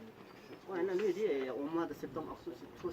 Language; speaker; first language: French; non-native, learner; Nepali